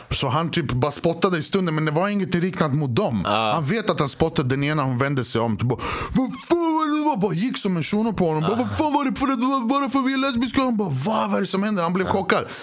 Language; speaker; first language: Swedish; early bilingual, other home language; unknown